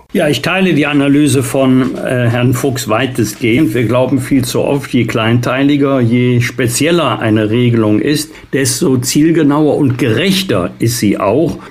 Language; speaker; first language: German; native; German